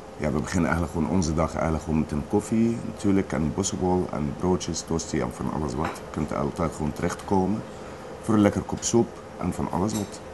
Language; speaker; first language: Dutch; non-native, fluent; Arabic